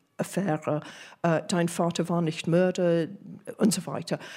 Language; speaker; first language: German; non-native, fluent; English